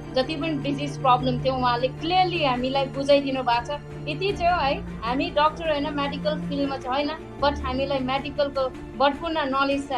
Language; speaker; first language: Nepali; non-native, local second language; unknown